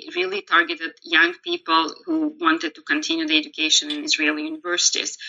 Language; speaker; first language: English; non-native, fluent; Russian